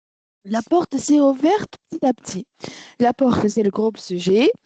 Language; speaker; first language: French; non-native, learner; Arabic